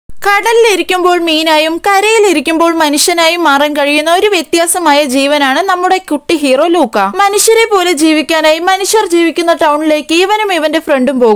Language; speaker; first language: Malayalam; native; Malayalam